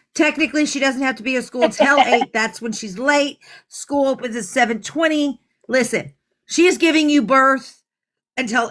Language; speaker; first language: English; native; English